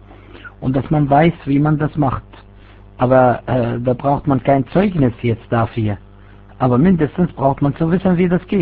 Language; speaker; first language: German; non-native, fluent; Arabic